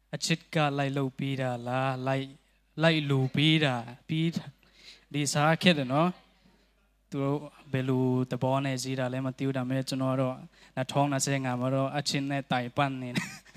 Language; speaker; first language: Burmese; non-native, local second language; Tedim Chin